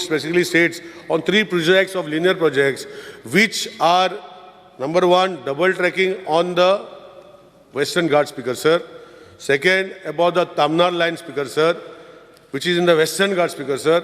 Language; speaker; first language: English; non-native, local second language; Konkani